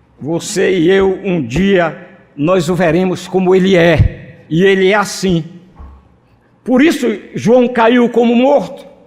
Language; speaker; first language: Portuguese; non-native, fluent; Spanish